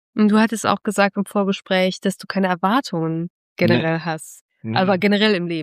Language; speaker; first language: German; native; German